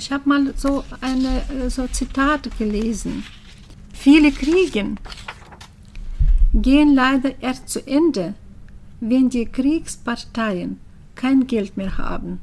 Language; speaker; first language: German; early bilingual, heritage; German